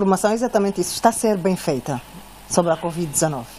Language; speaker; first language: Portuguese; native; Portuguese